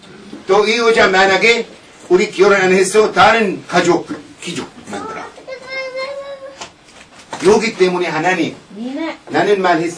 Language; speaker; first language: Korean; non-native, learner; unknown